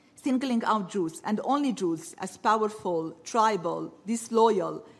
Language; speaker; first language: English; early bilingual, other home language; Arabic